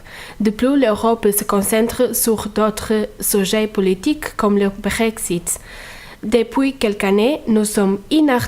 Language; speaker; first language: French; non-native, fluent; Portuguese